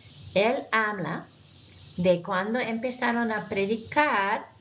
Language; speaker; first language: Spanish; non-native, fluent; English